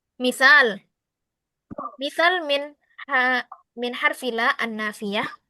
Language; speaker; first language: Arabic; non-native, fluent; Indonesian